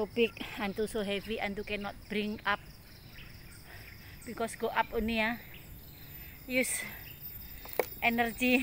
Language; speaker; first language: English; non-native, learner; Indonesian